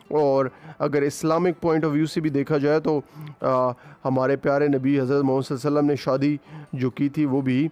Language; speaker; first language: Urdu; non-native, local second language; Punjabi